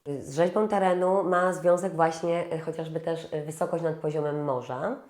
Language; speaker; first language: Polish; native; Polish